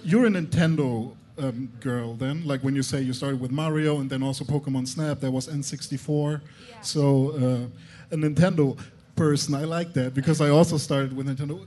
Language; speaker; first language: English; non-native, fluent; German